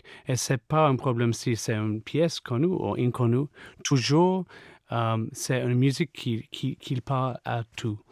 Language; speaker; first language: French; non-native, fluent; English